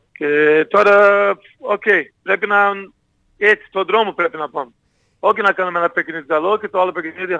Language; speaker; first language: Greek; non-native, learner; Portuguese